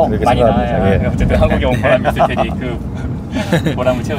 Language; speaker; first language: Korean; native; Korean